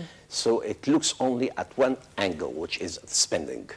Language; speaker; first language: English; non-native, fluent; Arabic